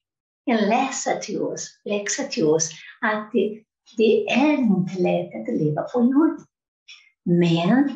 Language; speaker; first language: Swedish; non-native, fluent; Portuguese